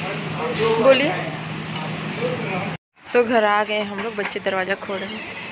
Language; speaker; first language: Hindi; native; Hindi